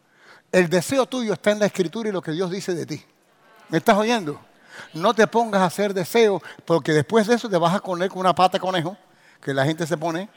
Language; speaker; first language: Spanish; native; Spanish